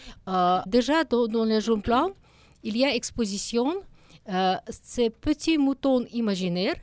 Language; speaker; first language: French; non-native, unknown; Russian